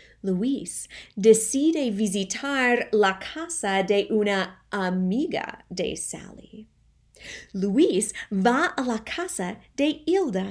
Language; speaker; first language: Spanish; non-native, fluent; English